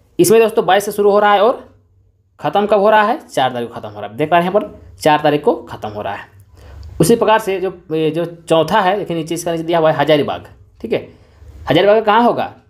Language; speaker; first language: Hindi; native; Hindi